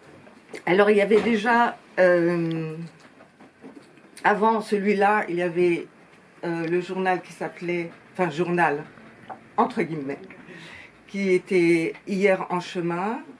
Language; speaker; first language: French; native; French